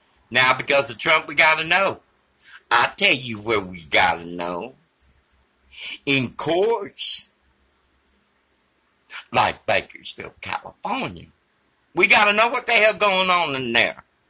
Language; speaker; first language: English; early bilingual, other home language; Spanish